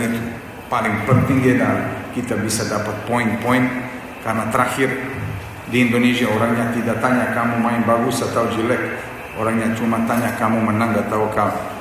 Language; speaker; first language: Indonesian; non-native, fluent; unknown